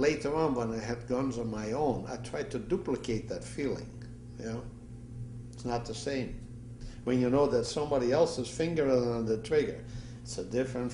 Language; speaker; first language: English; non-native, fluent; Dutch